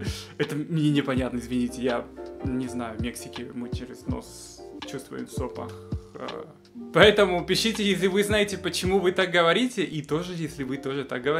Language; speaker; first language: Russian; non-native, fluent; Spanish